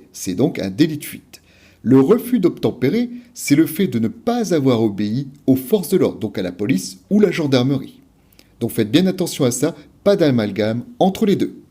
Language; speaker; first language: French; native; French